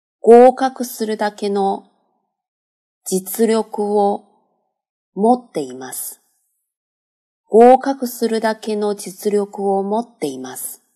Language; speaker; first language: Japanese; non-native, fluent; Chinese